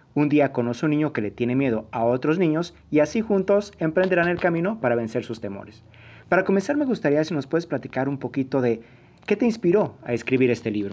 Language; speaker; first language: Spanish; native; Spanish